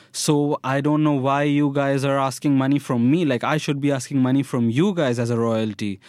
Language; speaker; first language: English; non-native, local second language; Hindi